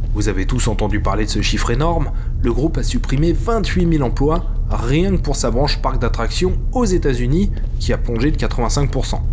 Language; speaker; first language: French; native; French